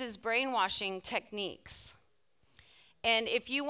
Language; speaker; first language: English; native; English